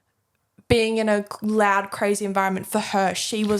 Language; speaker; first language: English; native; English